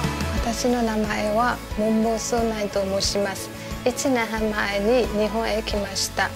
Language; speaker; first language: Japanese; non-native, fluent; Burmese